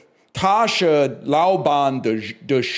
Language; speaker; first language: Chinese; non-native, learner; English